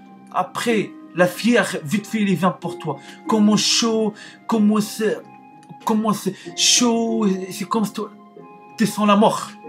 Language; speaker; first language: French; non-native, learner; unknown